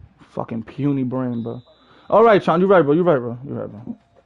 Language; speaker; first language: English; early bilingual, other home language; Spanish